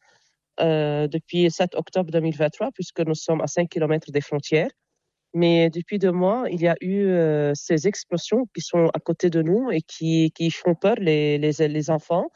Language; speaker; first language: French; non-native, local second language; Arabic